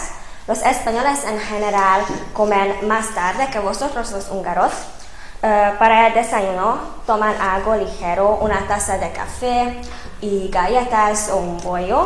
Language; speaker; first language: Spanish; non-native, fluent; Hungarian